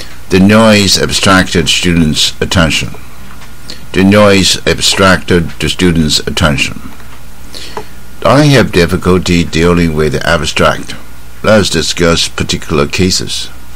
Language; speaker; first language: English; non-native, fluent; Chinese